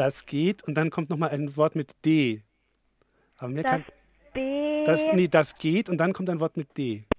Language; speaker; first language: German; native; German